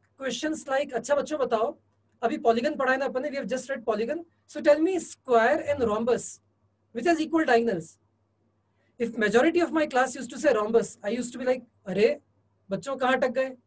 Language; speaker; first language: English; non-native, local second language; Hindi